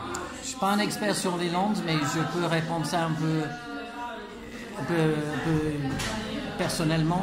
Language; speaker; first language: French; non-native, fluent; English